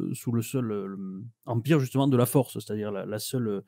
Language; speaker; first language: French; native; French